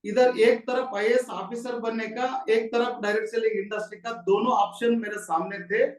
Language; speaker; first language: Hindi; non-native, local second language; Kannada